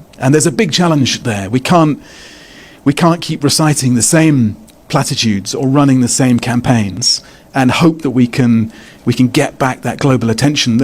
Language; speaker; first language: English; native; English